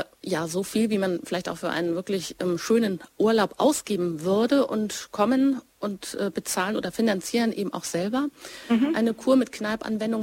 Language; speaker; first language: German; native; German